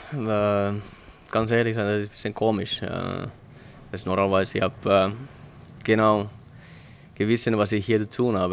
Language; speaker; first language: German; non-native, learner; Finnish